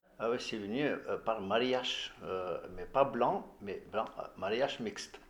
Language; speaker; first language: French; non-native, fluent; Bulgarian